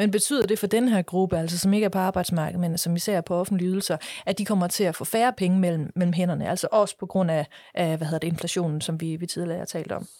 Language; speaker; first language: Danish; native; Danish